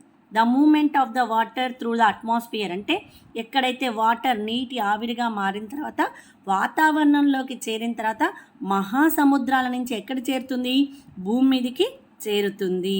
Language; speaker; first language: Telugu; native; Telugu